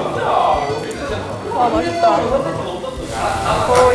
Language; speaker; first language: Korean; non-native, fluent; Estonian